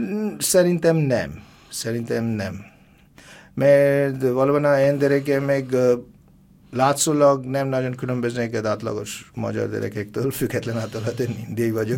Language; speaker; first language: Hungarian; non-native, fluent; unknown